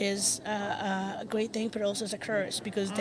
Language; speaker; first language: English; non-native, fluent; Spanish